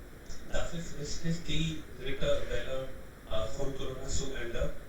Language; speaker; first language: German; non-native, learner; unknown